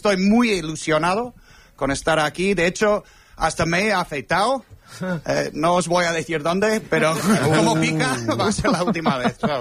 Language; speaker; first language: Spanish; non-native, fluent; English